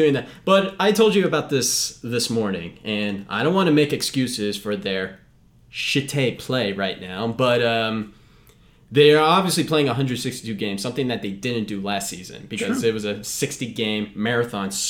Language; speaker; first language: English; native; English